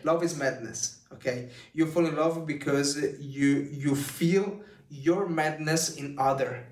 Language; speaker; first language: English; non-native, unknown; Italian